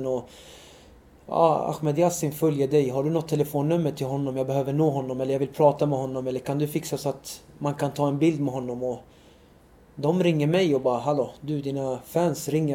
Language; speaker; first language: Swedish; early bilingual, other home language; Arabic